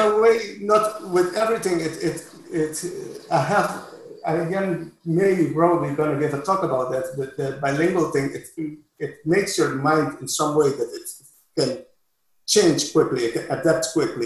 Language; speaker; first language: English; non-native, fluent; Papiamento